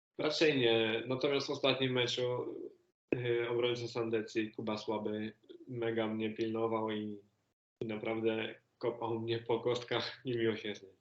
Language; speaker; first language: Polish; native; Polish